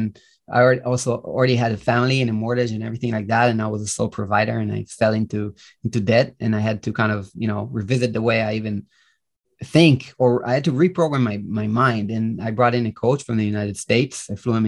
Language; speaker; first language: English; non-native, fluent; Hebrew